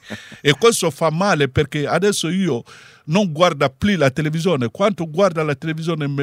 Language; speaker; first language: Italian; non-native, learner; Bambara